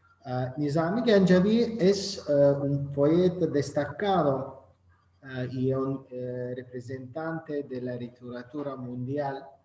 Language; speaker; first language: Spanish; non-native, learner; Azerbaijani